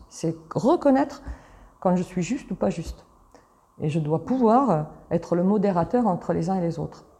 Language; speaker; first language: French; early bilingual, other home language; Italian